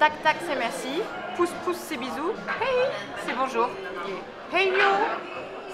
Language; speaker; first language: French; native; French